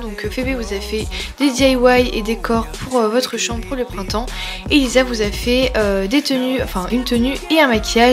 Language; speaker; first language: French; native; French